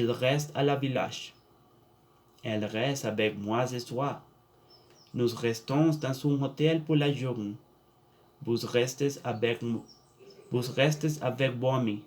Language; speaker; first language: French; non-native, learner; Spanish